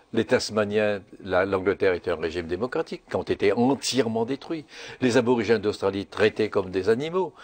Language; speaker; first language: French; native; French